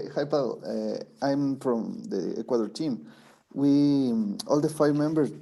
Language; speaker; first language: English; non-native, learner; Spanish